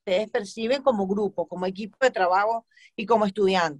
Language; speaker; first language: Spanish; native; Spanish